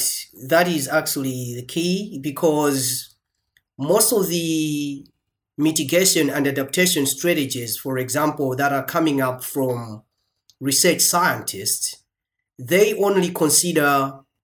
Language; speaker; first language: English; non-native, local second language; Nyanja